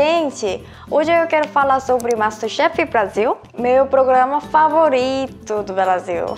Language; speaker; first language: Portuguese; non-native, fluent; Korean